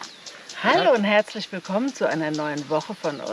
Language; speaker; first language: German; native; German